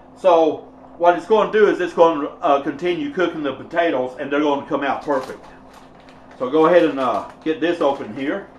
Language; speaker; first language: English; native; English